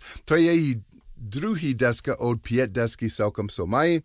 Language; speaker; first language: Czech; non-native, learner; English